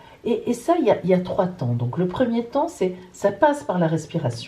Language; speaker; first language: French; native; French